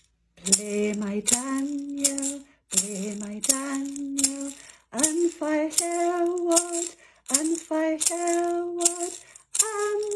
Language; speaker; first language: Welsh; non-native, local second language; English